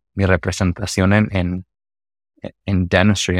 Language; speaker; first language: Spanish; early bilingual, heritage; Spanish